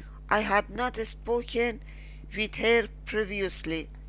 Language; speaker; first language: English; non-native, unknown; Persian